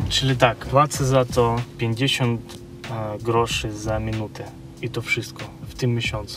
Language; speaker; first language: Polish; non-native, fluent; Ukrainian